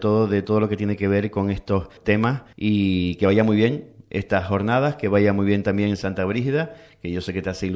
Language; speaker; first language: Spanish; native; Spanish